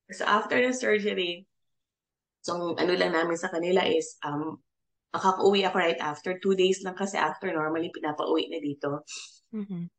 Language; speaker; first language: English; non-native, local second language; Filipino